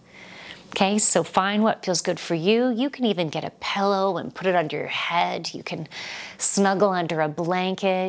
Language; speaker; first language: English; native; English